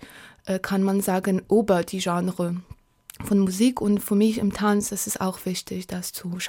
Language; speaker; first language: German; non-native, learner; Polish